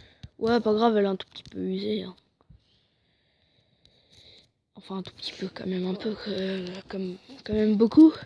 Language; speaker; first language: French; native; French